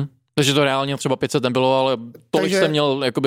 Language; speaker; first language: Czech; native; Czech